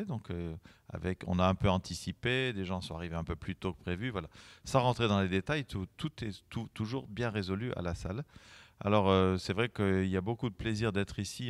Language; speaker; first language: French; native; French